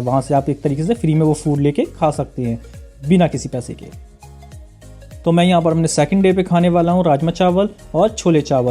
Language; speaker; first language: Hindi; native; Hindi